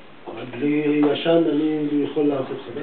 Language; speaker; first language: Hebrew; non-native, learner; French